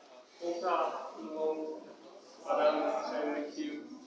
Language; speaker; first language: French; non-native, fluent; Korean